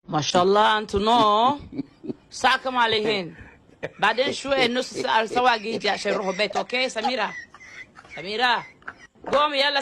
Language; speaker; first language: Arabic; non-native, learner; Amharic